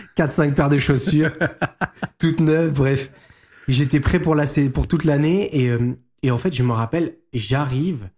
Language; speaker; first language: French; native; French